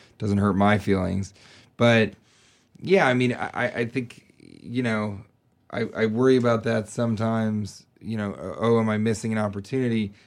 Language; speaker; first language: English; native; English